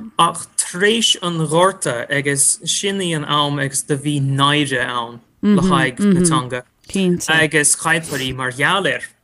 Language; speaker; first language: Irish; non-native, fluent; English